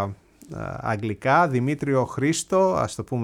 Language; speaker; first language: Greek; native; Greek